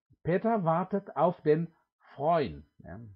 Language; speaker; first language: German; non-native, fluent; Indonesian